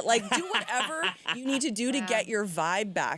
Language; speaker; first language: English; native; English